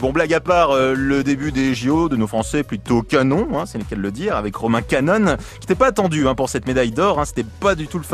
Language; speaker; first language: French; native; French